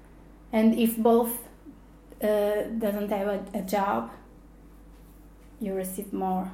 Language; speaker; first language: English; non-native, fluent; Portuguese